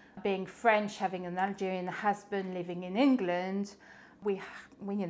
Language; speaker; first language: English; non-native, fluent; French